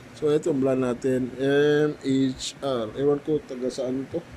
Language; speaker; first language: Filipino; non-native, local second language; Cebuano